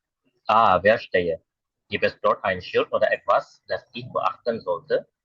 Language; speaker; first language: German; non-native, fluent; Indonesian